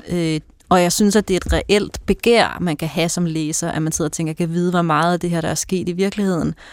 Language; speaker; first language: Danish; native; Danish